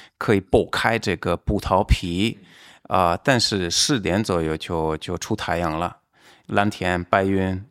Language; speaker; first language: Chinese; non-native, fluent; Hungarian